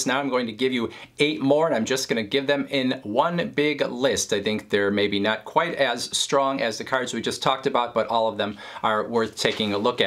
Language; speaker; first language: English; native; English